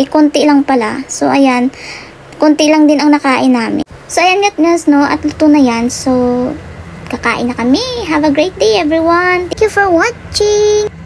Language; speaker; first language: Filipino; non-native, local second language; Hiligaynon